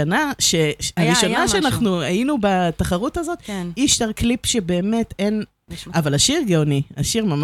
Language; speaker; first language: Hebrew; native; Hebrew